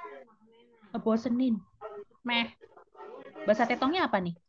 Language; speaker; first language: Indonesian; native; Indonesian